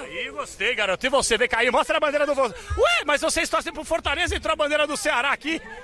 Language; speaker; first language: Portuguese; native; Portuguese